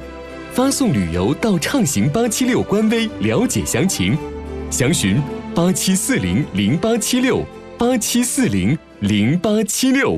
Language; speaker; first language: Chinese; native; Chinese